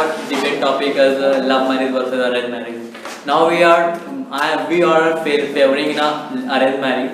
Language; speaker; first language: English; non-native, learner; Hindi